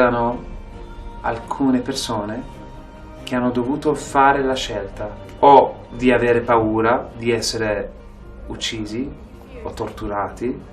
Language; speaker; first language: Italian; non-native, fluent; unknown